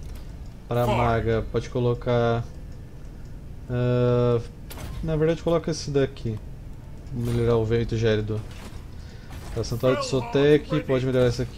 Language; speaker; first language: Portuguese; native; Portuguese